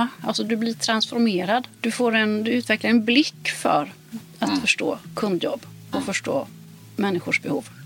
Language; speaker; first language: Swedish; native; Swedish